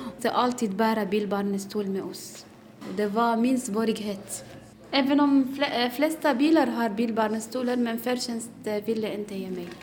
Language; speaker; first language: Swedish; non-native, learner; Arabic